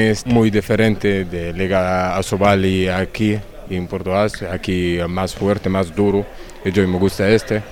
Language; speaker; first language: Portuguese; non-native, learner; Arabic